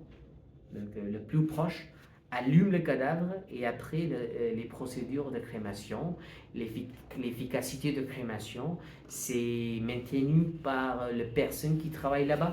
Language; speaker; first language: French; non-native, fluent; Hindi